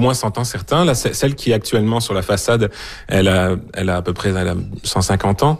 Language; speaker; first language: French; native; French